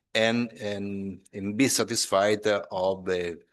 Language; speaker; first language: English; non-native, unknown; Italian